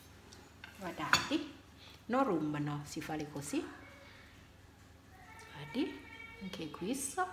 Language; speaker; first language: Italian; non-native, learner; Thai